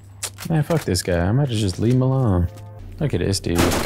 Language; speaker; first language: English; native; English